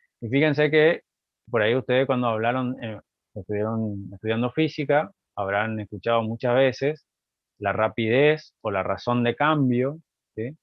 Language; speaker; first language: Spanish; native; Spanish